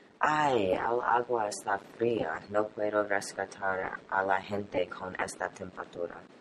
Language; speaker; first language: Spanish; non-native, learner; English